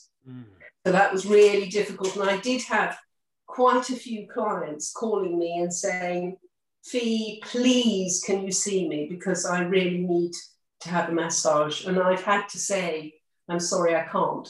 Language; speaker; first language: English; native; English